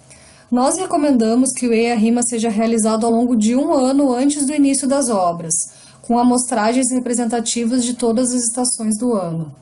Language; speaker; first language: Portuguese; native; Portuguese